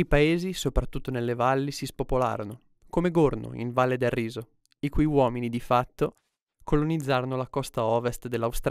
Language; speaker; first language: Italian; native; Italian